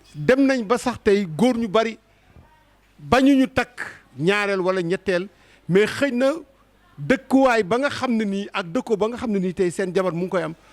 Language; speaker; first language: Wolof; native; Wolof